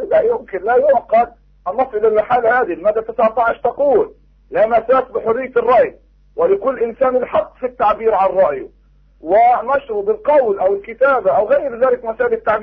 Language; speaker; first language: Arabic; native; Arabic